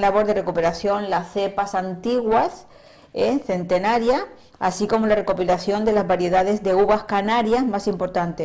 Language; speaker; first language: Spanish; native; Spanish